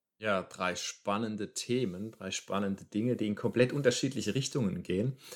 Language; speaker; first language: German; native; German